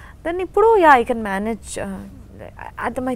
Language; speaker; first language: Telugu; non-native, learner; Bangla